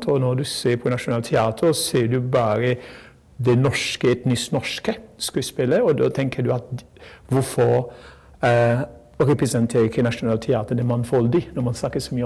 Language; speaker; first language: Norwegian; non-native, fluent; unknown